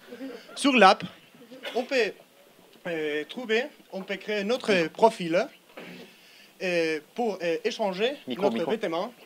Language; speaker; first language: French; non-native, learner; Spanish